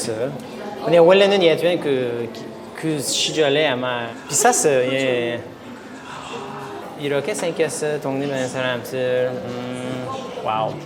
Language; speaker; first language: Korean; non-native, learner; French